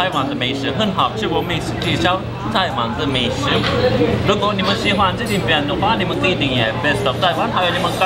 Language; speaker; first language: Chinese; non-native, fluent; Turkish